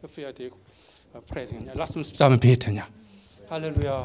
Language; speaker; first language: German; non-native, learner; Korean